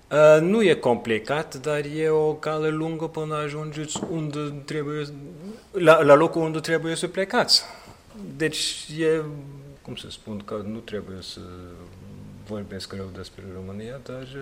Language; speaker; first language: Romanian; non-native, fluent; Norwegian